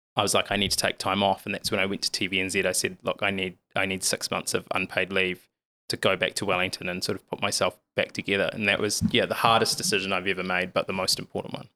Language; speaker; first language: English; native; English